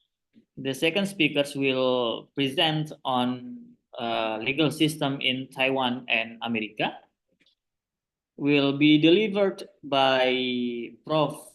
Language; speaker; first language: English; non-native, learner; Indonesian